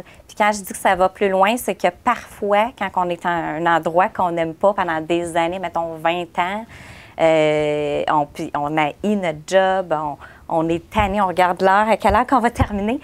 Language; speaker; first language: French; native; French